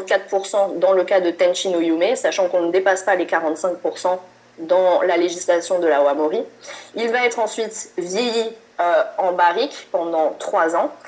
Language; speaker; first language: French; native; French